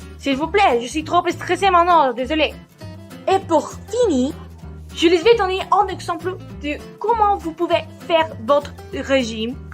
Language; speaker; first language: French; non-native, learner; Spanish